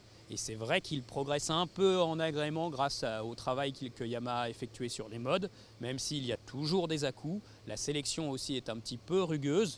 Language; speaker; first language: French; native; French